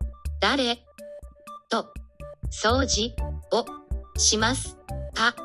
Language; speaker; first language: Japanese; non-native, learner; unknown